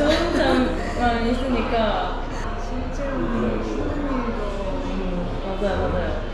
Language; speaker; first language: Korean; non-native, learner; Japanese